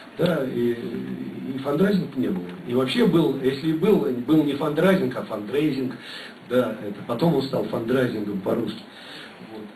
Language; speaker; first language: Russian; native; Russian